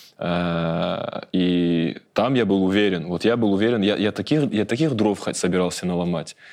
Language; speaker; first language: Russian; native; Russian